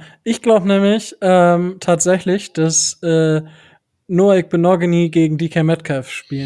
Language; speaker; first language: German; native; German